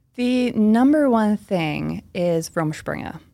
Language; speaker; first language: English; early bilingual, other home language; Pennsylvania German